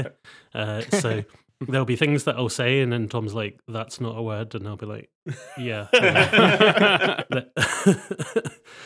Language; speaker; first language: English; native; English